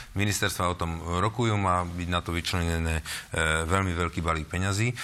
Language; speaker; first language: Slovak; native; Slovak